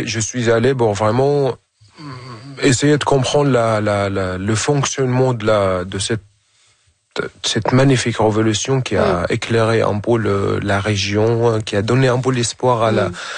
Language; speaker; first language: French; non-native, fluent; Arabic